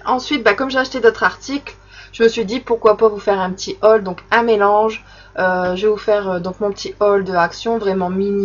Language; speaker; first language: French; native; French